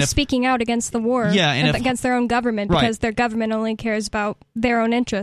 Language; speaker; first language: English; native; English